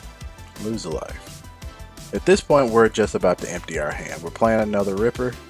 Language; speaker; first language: English; native; English